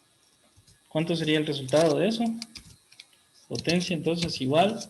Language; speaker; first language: Spanish; native; Spanish